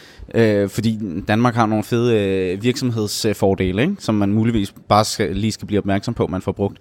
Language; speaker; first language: Danish; native; Danish